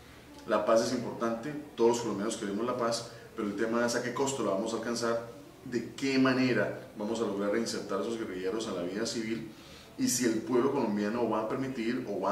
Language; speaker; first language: Spanish; native; Spanish